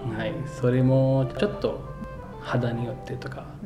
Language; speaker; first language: Japanese; non-native, fluent; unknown